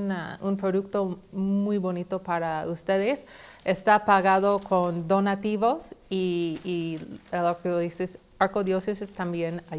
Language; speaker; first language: Spanish; non-native, fluent; English